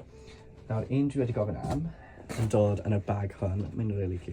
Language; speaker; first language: Welsh; non-native, local second language; English